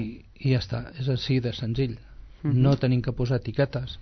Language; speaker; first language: Catalan; non-native, local second language; Spanish